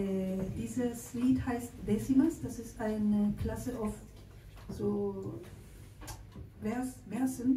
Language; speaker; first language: German; non-native, learner; Spanish